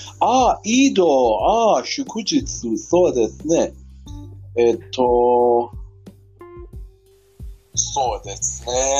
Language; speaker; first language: Japanese; non-native, fluent; Persian